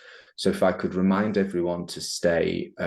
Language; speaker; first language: English; native; English